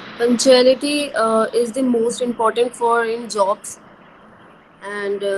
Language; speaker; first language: English; non-native, learner; Hindi